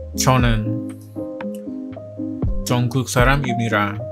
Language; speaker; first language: Korean; non-native, learner; English